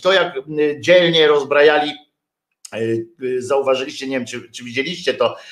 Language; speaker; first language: Polish; native; Polish